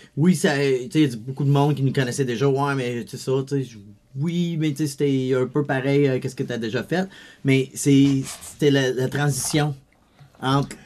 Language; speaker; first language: French; early bilingual, other home language; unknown